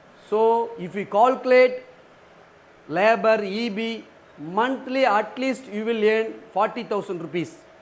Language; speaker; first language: English; non-native, local second language; Tamil